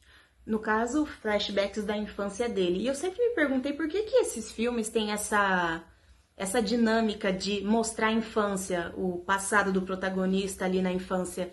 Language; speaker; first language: Portuguese; native; Portuguese